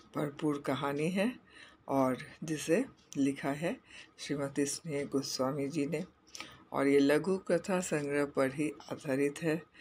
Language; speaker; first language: Hindi; non-native, local second language; Bangla